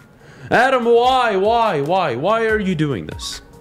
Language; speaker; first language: English; native; English